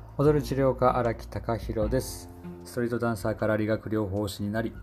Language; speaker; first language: Japanese; native; Japanese